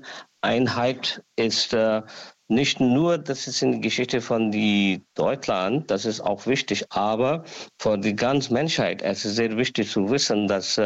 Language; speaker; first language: German; non-native, learner; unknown